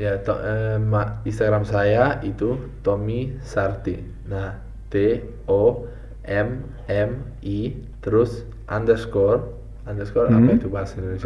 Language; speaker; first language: Indonesian; non-native, fluent; Italian